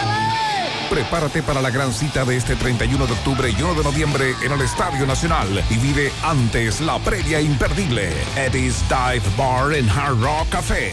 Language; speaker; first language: Spanish; native; Spanish